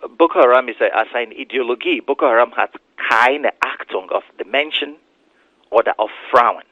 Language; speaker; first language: German; non-native, fluent; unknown